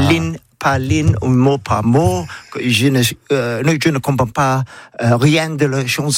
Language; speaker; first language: French; non-native, learner; English